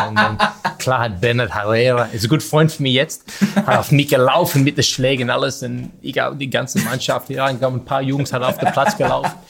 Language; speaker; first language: German; non-native, learner; English